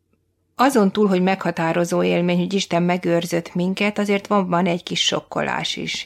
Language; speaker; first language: Hungarian; native; Hungarian